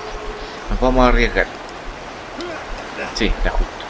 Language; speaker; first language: Spanish; native; Spanish